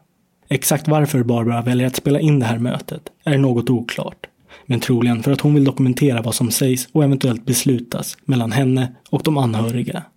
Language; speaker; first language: Swedish; native; Swedish